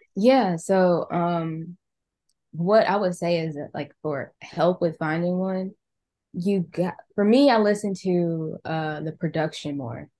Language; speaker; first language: English; native; English